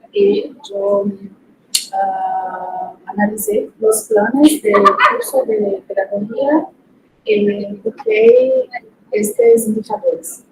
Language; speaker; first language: Spanish; non-native, fluent; Portuguese